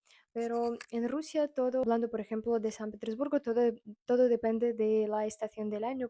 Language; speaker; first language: Spanish; non-native, fluent; Russian